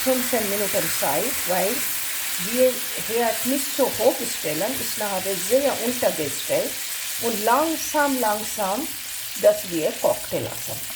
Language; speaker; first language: German; non-native, learner; Hindi